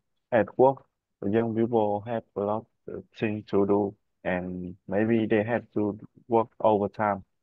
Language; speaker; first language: English; non-native, learner; Vietnamese